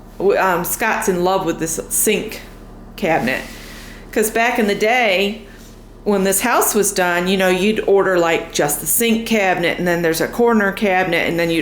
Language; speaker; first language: English; native; English